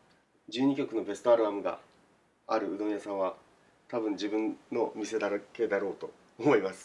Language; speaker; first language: Japanese; native; Japanese